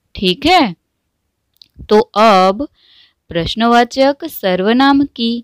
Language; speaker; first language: Hindi; non-native, local second language; Gujarati